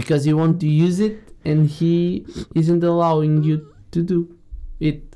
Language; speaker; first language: English; non-native, fluent; Portuguese